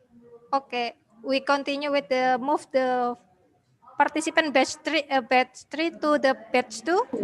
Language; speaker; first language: English; non-native, learner; Indonesian